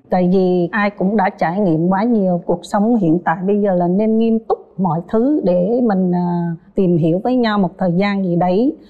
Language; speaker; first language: Vietnamese; native; Vietnamese